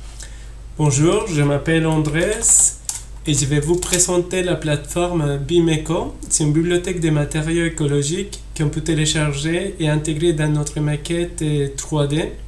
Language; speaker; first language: French; non-native, fluent; Spanish